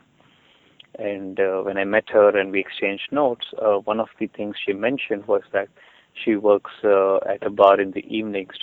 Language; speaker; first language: English; non-native, local second language; Hindi